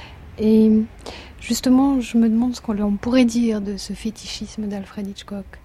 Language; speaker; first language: French; native; French